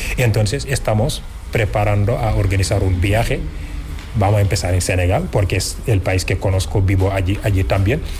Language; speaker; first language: Spanish; non-native, fluent; Wolof